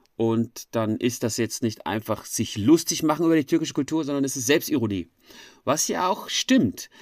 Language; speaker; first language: German; native; German